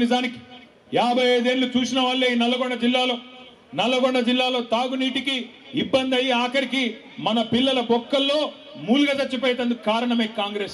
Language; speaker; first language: Telugu; native; Telugu